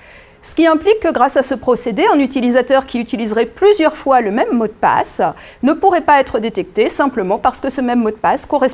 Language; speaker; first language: French; native; French